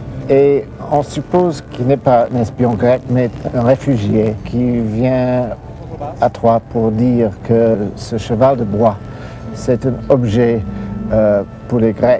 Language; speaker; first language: French; non-native, fluent; English